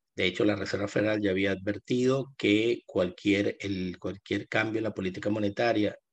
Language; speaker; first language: Spanish; native; Spanish